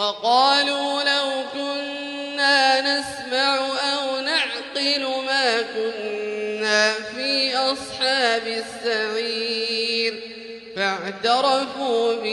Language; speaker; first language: Arabic; native; Arabic